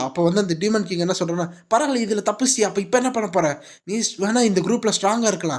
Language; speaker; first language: Tamil; native; Tamil